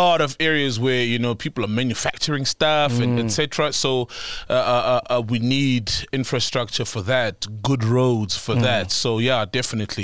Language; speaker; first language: English; non-native, local second language; Zulu